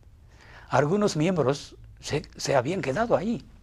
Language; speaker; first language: Spanish; non-native, fluent; Japanese